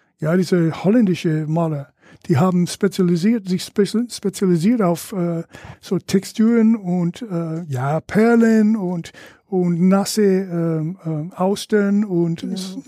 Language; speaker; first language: German; non-native, fluent; English